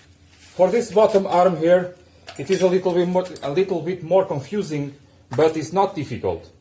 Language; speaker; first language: English; non-native, fluent; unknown